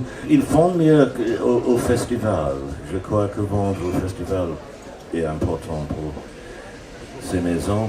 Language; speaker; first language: French; non-native, fluent; English